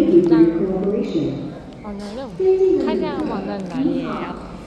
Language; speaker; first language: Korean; non-native, learner; Japanese